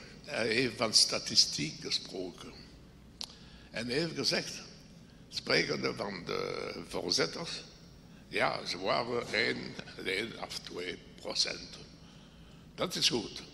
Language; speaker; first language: Dutch; non-native, local second language; French